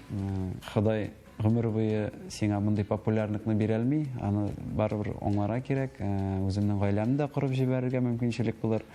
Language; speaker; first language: Tatar; native; Tatar